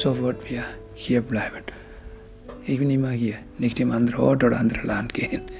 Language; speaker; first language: German; non-native, learner; Tamil